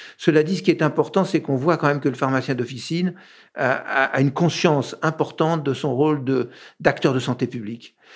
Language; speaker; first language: French; native; French